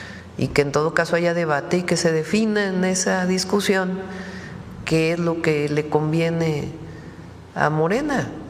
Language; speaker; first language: Spanish; native; Spanish